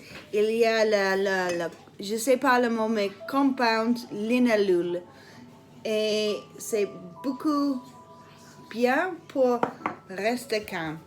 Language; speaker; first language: French; non-native, learner; English